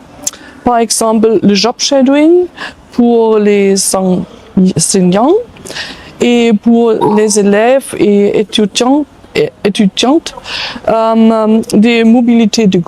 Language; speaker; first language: French; non-native, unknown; German